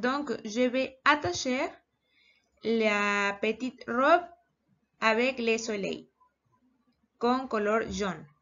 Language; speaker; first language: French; non-native, learner; Spanish